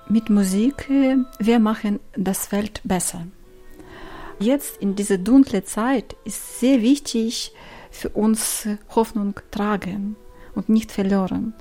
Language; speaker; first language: German; non-native, learner; Ukrainian